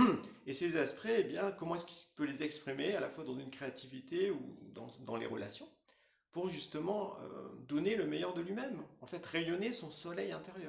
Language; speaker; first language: French; native; French